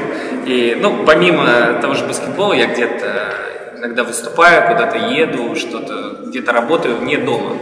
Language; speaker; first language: Russian; native; Russian